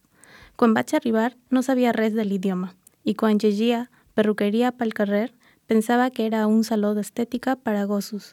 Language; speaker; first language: Catalan; non-native, learner; Spanish